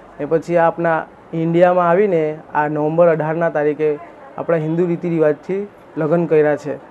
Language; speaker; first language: Gujarati; non-native, local second language; Hindi